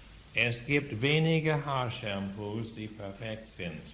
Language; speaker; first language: German; non-native, fluent; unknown